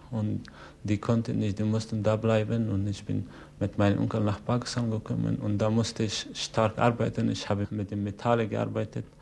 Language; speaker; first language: German; non-native, learner; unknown